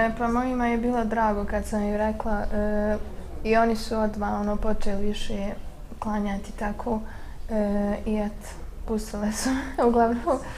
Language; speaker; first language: Serbian; early bilingual, heritage; Bosnian